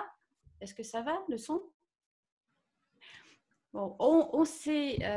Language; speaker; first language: French; non-native, fluent; Russian